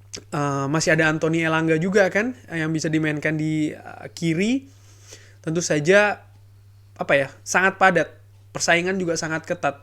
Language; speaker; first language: Indonesian; native; Indonesian